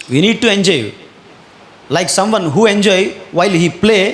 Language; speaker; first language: English; non-native, local second language; Telugu